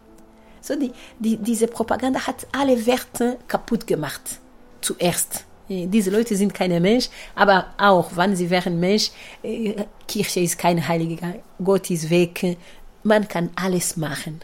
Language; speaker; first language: German; non-native, fluent; Kinyarwanda